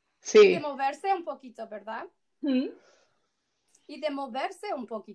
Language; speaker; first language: Spanish; non-native, fluent; English